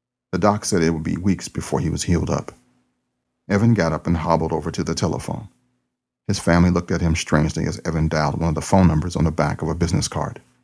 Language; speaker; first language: English; native; English